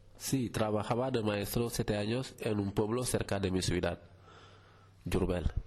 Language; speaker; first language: Spanish; non-native, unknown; Wolof